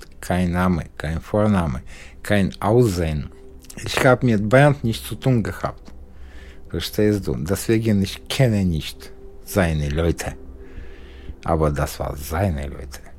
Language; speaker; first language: German; non-native, learner; Russian